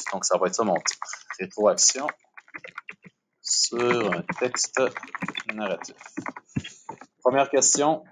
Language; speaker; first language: French; native; French